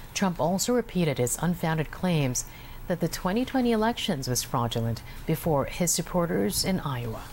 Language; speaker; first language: English; non-native, local second language; Filipino